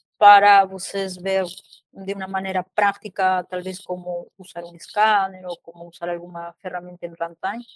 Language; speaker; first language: Portuguese; non-native, fluent; Spanish